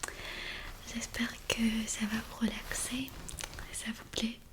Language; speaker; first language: French; non-native, fluent; Armenian